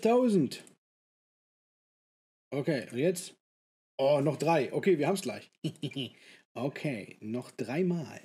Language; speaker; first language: German; native; German